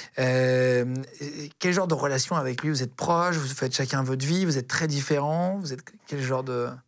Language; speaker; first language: French; native; French